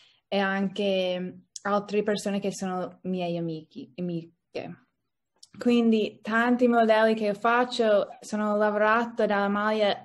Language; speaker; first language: Italian; non-native, learner; English